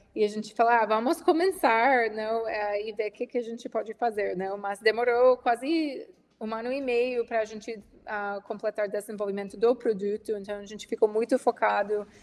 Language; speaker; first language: Portuguese; non-native, fluent; English